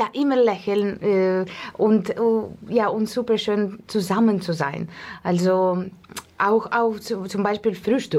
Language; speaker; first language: German; non-native, fluent; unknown